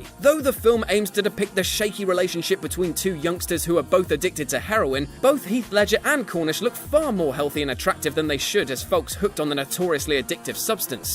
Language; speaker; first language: English; native; English